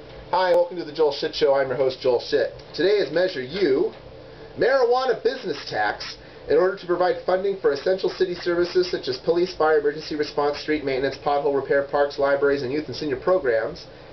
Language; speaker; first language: English; native; English